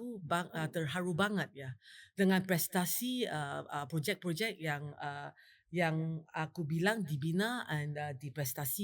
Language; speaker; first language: Indonesian; non-native, fluent; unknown